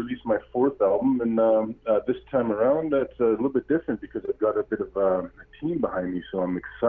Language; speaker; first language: English; native; English